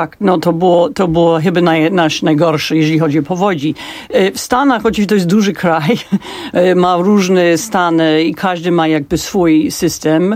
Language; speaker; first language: Polish; non-native, fluent; English